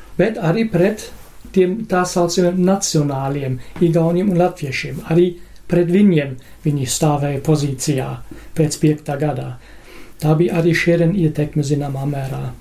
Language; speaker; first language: Latvian; non-native, fluent; German